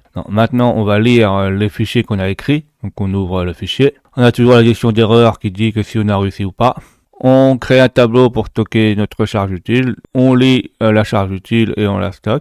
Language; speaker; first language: French; native; French